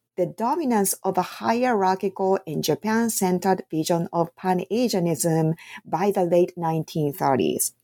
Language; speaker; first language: English; non-native, fluent; Japanese